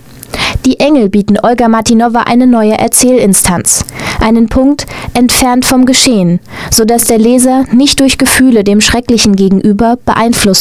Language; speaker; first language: German; native; German